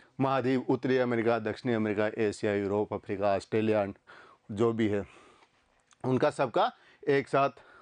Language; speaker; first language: Hindi; native; Hindi